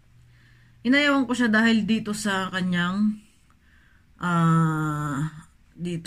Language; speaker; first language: Filipino; native; Filipino